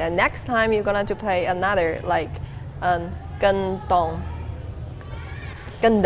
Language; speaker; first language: English; non-native, learner; Chinese